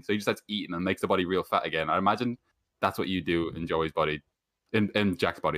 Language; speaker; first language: English; native; English